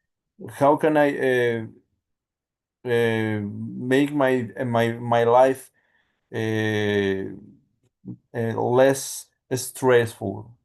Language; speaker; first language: English; non-native, learner; Spanish